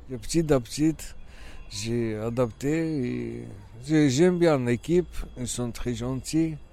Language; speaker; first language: French; non-native, learner; Kurdish